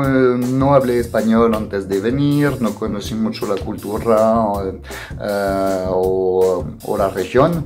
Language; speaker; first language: Spanish; non-native, fluent; French